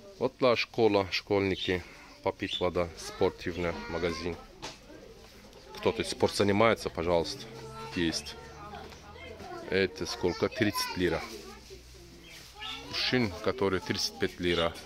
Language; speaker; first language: Russian; non-native, learner; Turkish